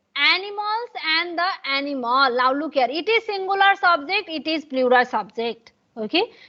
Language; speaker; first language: English; non-native, local second language; Nepali